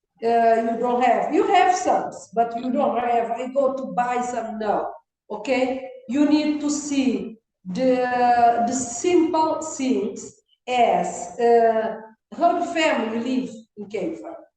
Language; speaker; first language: English; non-native, learner; Kabuverdianu